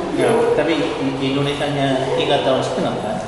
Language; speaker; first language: Indonesian; non-native, learner; Korean